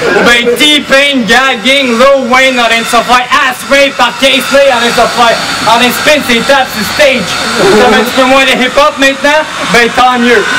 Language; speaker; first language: French; native; French